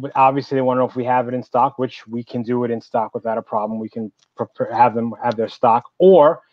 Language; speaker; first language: English; native; English